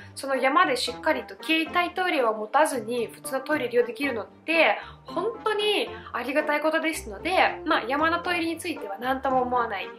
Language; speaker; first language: Japanese; non-native, fluent; Russian